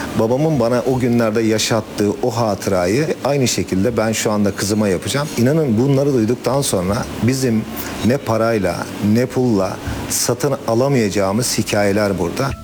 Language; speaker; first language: Turkish; native; Turkish